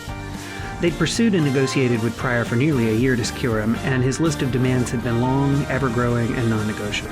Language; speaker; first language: English; native; English